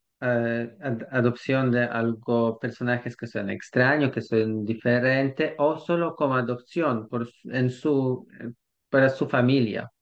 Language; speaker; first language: Spanish; non-native, learner; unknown